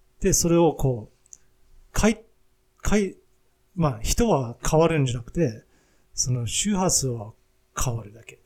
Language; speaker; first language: Japanese; non-native, fluent; English